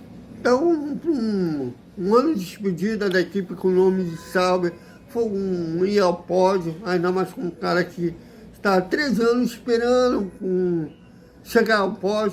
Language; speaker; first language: Portuguese; native; Portuguese